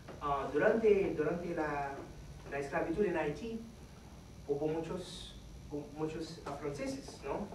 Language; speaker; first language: Spanish; non-native, fluent; Haitian Creole